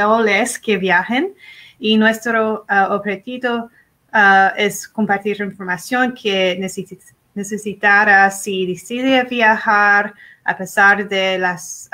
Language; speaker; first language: Spanish; non-native, learner; English